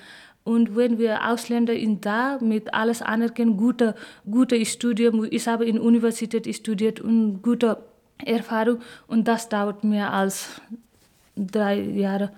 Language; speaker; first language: German; non-native, learner; Nepali